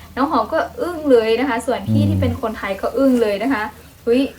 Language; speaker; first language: Thai; non-native, fluent; Burmese